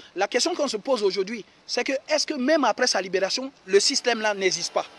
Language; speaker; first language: French; native; French